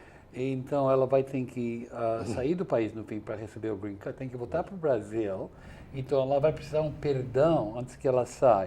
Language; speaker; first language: Portuguese; non-native, fluent; English